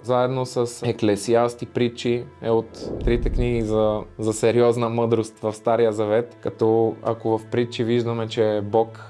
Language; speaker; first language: Bulgarian; native; Bulgarian